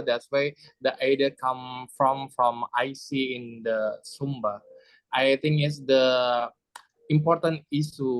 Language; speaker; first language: English; non-native, learner; Indonesian